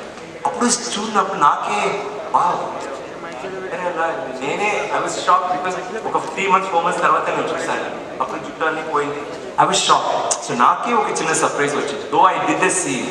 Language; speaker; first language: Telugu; non-native, fluent; Tamil